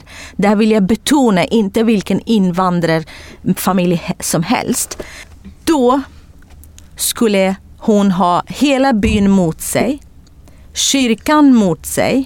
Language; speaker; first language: Swedish; non-native, fluent; Kurdish